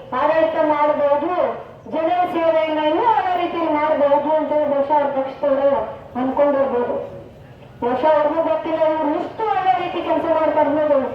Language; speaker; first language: Kannada; native; Kannada